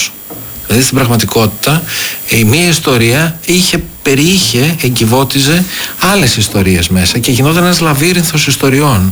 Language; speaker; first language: Greek; native; Greek